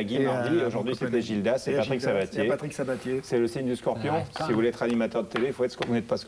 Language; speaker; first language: French; native; French